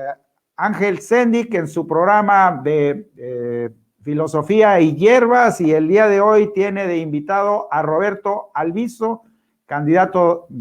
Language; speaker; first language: Spanish; native; Spanish